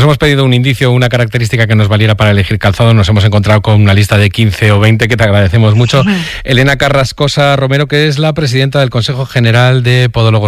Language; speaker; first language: Spanish; native; Spanish